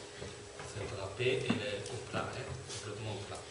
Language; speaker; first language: French; non-native, fluent; Turkish